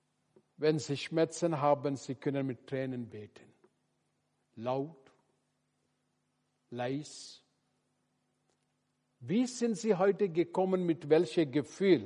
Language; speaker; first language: German; non-native, learner; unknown